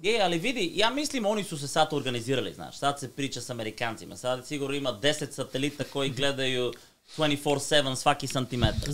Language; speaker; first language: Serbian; non-native, learner; Bulgarian